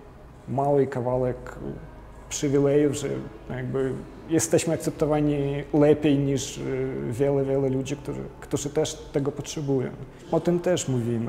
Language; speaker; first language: Polish; non-native, fluent; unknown